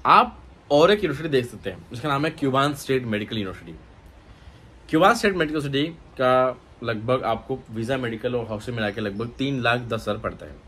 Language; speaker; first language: Hindi; non-native, local second language; Marathi